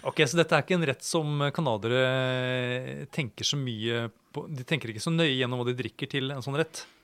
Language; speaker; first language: Norwegian; native; Norwegian